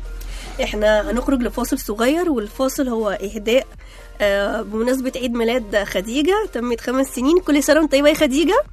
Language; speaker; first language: Arabic; native; Arabic